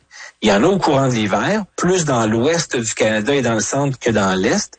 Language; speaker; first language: French; native; French